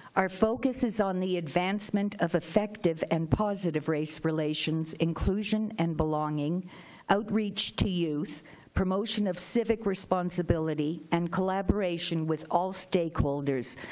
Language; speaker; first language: English; native; English